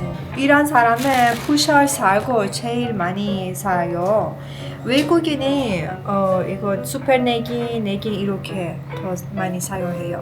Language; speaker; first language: Korean; non-native, learner; Persian